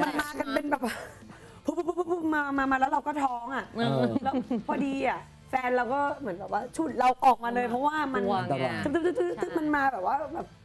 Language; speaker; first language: Thai; native; Thai